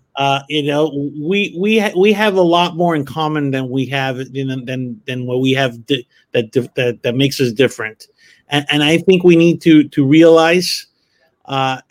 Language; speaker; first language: English; early bilingual, other home language; Spanish